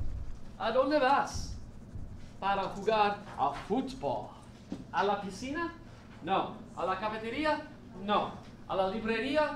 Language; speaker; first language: Spanish; non-native, fluent; English